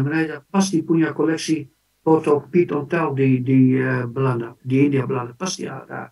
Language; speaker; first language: Indonesian; non-native, fluent; Dutch